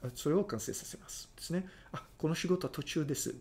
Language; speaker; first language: Japanese; non-native, fluent; Portuguese